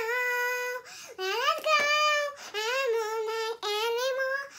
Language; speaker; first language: English; non-native, learner; Russian